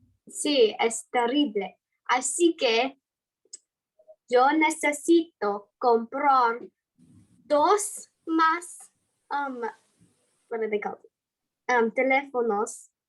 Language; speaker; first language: Spanish; non-native, learner; English